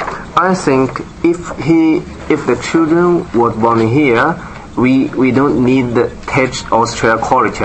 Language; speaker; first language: English; non-native, learner; Japanese